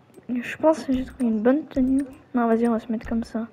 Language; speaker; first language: French; native; French